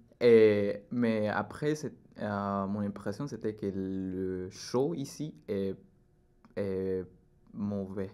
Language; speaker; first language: French; non-native, learner; Spanish